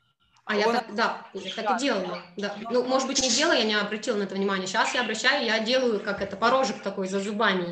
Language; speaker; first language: Russian; native; Russian